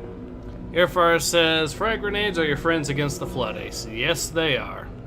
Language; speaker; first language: English; native; English